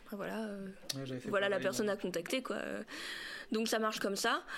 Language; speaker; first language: French; native; French